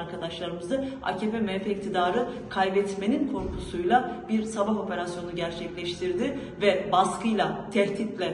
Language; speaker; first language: Turkish; native; Turkish